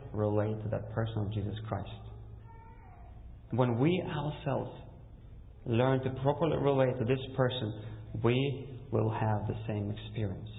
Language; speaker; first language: English; non-native, fluent; Russian